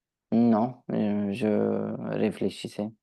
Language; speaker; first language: French; non-native, learner; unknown